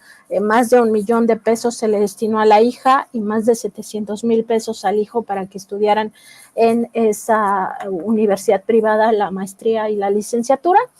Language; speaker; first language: Spanish; native; Spanish